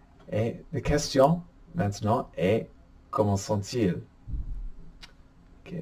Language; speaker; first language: French; non-native, fluent; English